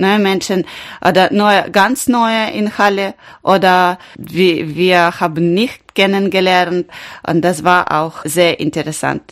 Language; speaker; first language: German; non-native, learner; Ukrainian